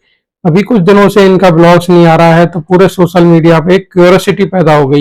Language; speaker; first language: Hindi; native; Hindi